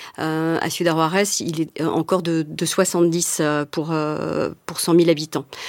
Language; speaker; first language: French; native; French